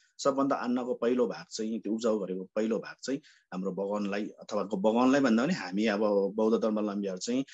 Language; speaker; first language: Nepali; non-native, local second language; Sherpa